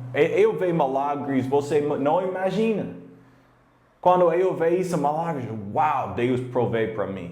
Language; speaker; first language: Portuguese; non-native, learner; English